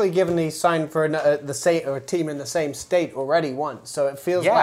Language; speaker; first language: English; native; English